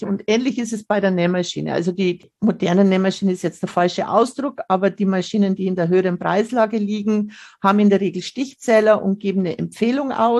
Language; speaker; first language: German; native; German